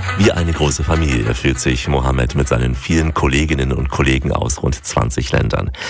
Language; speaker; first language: German; native; German